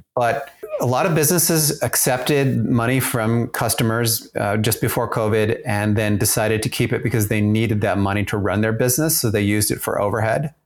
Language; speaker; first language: English; early bilingual, other home language; German